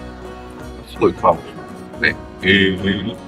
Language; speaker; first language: Japanese; native; Japanese